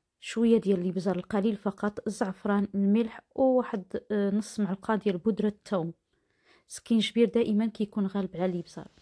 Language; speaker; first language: Arabic; native; Arabic